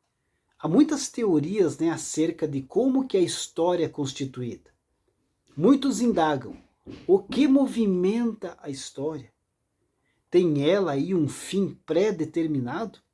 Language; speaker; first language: Portuguese; native; Portuguese